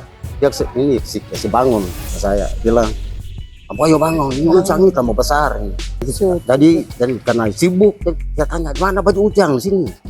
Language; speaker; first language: Indonesian; non-native, local second language; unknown